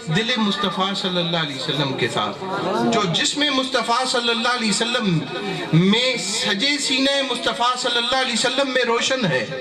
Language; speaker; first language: Urdu; non-native, local second language; Punjabi